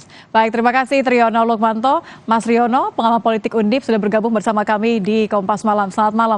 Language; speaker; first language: Indonesian; native; Indonesian